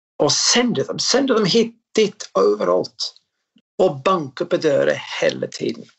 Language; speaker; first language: Norwegian; non-native, fluent; English